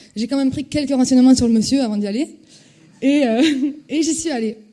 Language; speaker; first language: French; native; French